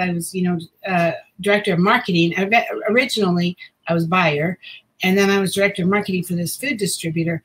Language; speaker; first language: English; native; English